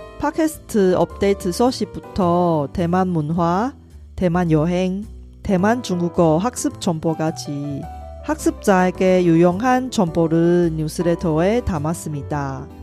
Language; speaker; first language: Korean; non-native, fluent; Chinese